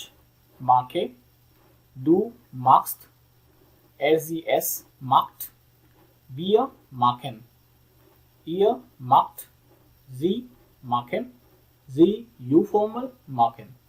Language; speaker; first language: German; non-native, learner; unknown